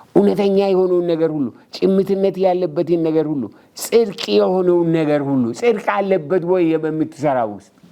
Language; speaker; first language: Amharic; non-native, local second language; Oromo